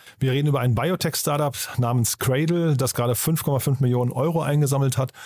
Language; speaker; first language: German; native; German